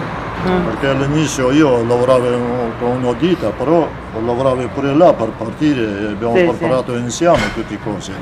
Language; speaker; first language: Italian; non-native, learner; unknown